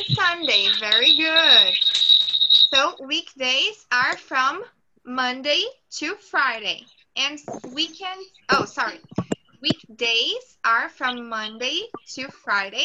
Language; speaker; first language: English; non-native, fluent; Portuguese